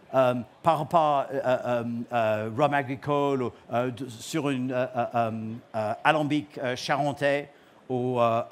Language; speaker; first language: French; non-native, learner; English